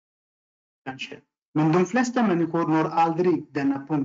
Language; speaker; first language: Swedish; non-native, fluent; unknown